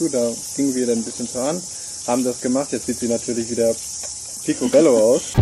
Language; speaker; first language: German; native; German